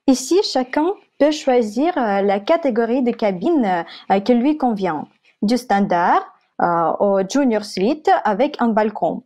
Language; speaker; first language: French; non-native, fluent; Russian